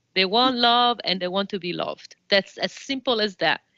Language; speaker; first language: English; non-native, fluent; Italian